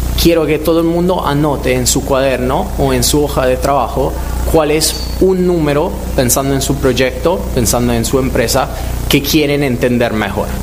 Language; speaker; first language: Spanish; non-native, fluent; Italian